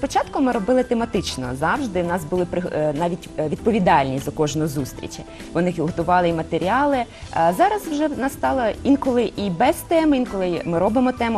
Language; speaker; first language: Ukrainian; non-native, local second language; Russian